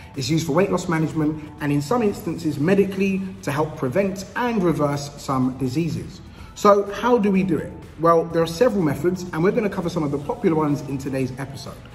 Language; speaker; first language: English; native; English